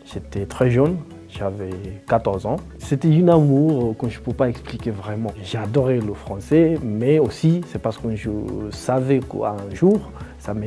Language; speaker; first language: French; non-native, fluent; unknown